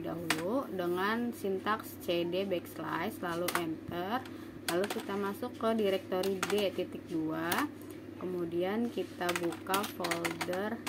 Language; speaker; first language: Indonesian; native; Indonesian